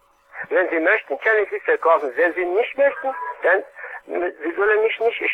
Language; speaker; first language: German; non-native, learner; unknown